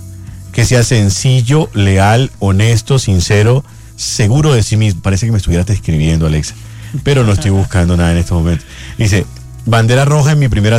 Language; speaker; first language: Spanish; native; Spanish